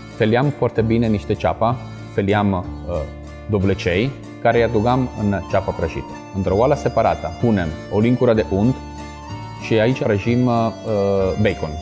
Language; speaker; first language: Romanian; non-native, fluent; Italian